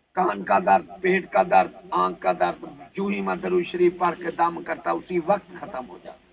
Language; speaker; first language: Urdu; non-native, local second language; Punjabi